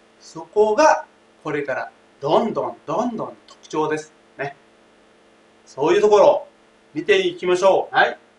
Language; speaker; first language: Japanese; non-native, fluent; Thai